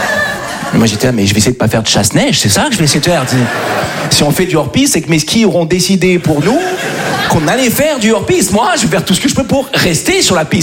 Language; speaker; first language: French; native; French